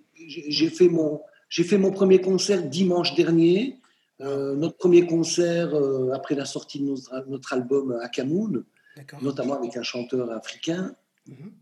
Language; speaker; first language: French; native; French